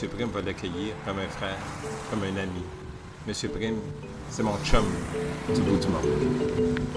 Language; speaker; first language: French; native; French